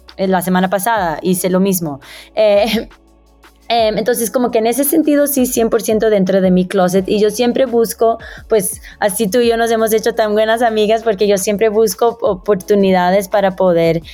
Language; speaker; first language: Spanish; early bilingual, heritage; Spanish